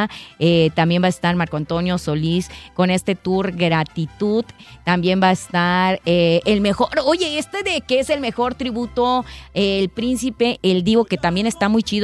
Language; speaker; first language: Spanish; native; Spanish